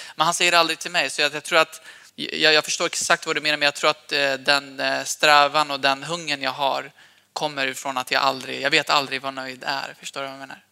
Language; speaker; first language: Swedish; early bilingual, other home language; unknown